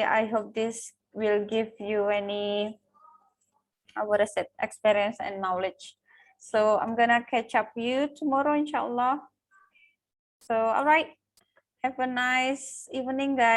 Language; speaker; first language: English; non-native, local second language; Indonesian